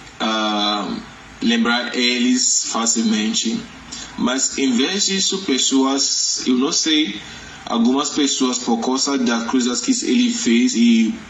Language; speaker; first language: Portuguese; non-native, learner; Yoruba